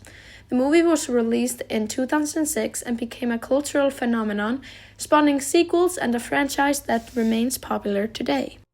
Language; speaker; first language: English; non-native, learner; Icelandic